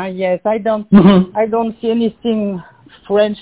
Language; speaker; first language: English; non-native, fluent; French